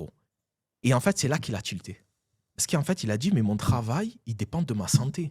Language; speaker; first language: French; native; French